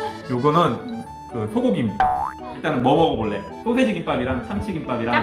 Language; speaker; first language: Korean; native; Korean